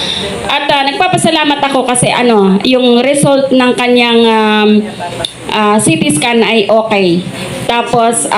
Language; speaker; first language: Filipino; native; Filipino